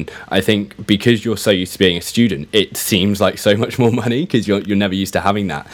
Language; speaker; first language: English; native; English